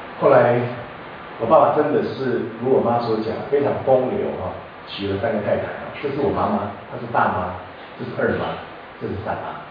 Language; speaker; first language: Chinese; non-native, local second language; Min Nan Chinese